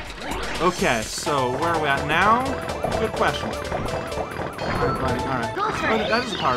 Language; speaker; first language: English; native; English